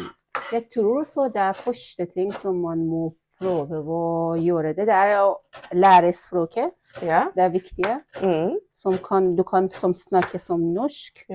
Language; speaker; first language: Norwegian; non-native, fluent; Persian